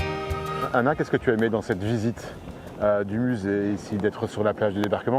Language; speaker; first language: French; native; French